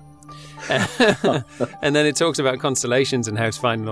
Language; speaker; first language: English; native; English